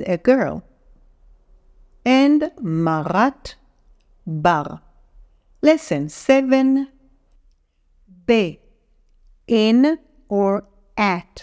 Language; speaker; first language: English; non-native, fluent; Hebrew